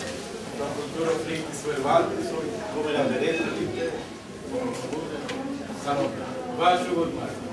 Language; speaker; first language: Swedish; non-native, fluent; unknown